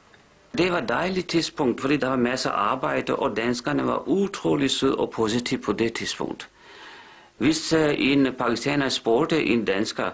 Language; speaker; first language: Danish; non-native, fluent; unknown